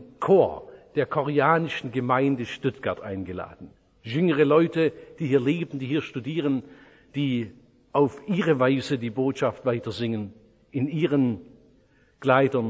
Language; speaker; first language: German; native; German